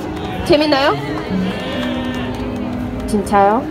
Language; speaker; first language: Korean; non-native, learner; Russian